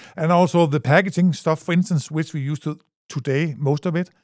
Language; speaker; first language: English; non-native, fluent; Danish